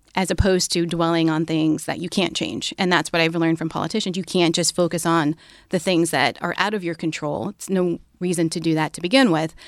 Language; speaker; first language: English; native; English